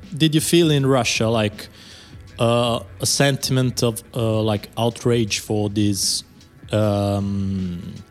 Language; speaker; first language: English; non-native, fluent; Italian